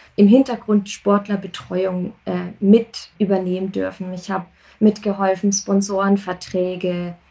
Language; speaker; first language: German; native; German